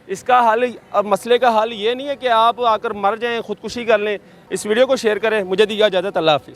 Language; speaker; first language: Urdu; non-native, local second language; Punjabi